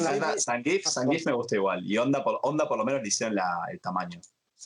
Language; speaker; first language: Spanish; native; Spanish